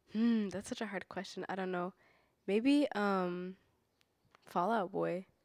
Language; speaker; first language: English; native; English